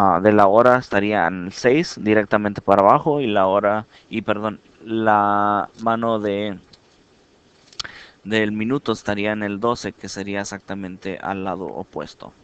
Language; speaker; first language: Spanish; early bilingual, heritage; Spanish